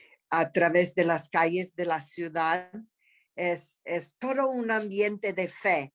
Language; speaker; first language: Spanish; non-native, fluent; English